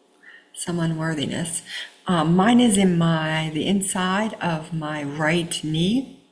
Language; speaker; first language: English; native; English